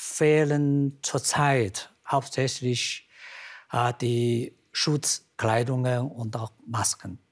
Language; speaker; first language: German; non-native, fluent; Chinese